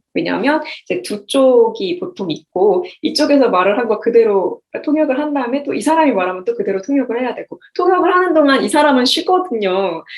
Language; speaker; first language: Korean; native; Korean